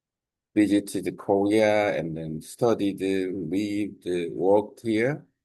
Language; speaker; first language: English; non-native, learner; Korean